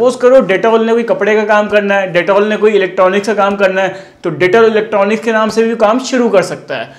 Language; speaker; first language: Hindi; native; Hindi